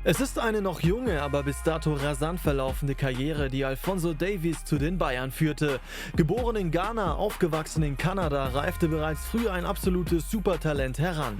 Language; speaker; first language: German; native; German